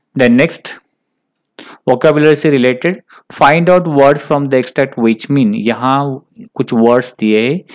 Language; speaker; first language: Hindi; non-native, local second language; Marathi